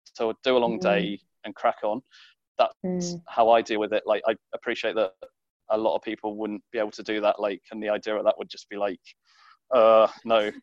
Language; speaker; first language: English; native; English